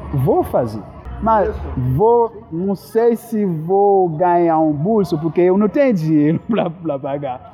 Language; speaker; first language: Portuguese; non-native, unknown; Haitian Creole